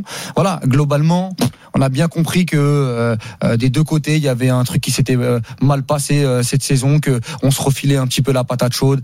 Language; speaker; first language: French; native; French